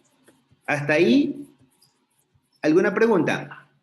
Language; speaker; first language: Spanish; native; Spanish